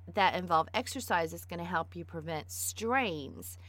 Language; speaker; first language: English; native; English